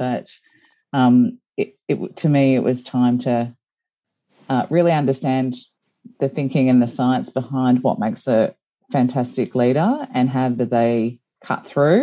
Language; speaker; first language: English; native; English